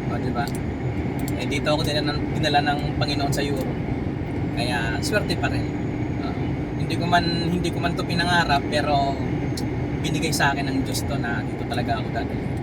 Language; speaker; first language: Filipino; non-native, local second language; Cebuano